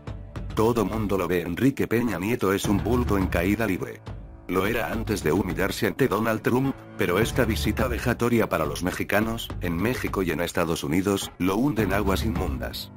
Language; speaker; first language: Spanish; native; Spanish